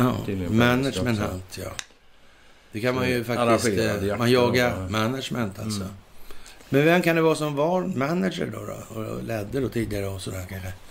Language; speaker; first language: Swedish; native; Swedish